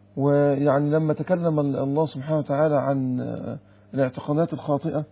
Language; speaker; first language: Arabic; native; Arabic